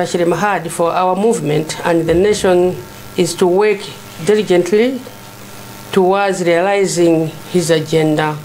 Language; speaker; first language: English; non-native, local second language; Nyanja